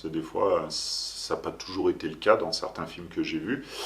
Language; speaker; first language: French; native; French